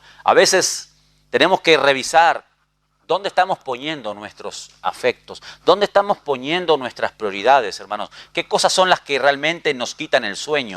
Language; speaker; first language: Spanish; native; Spanish